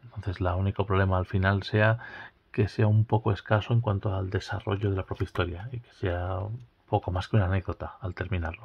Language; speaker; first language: Spanish; native; Spanish